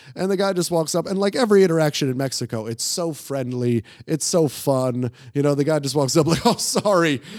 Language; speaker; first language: English; native; English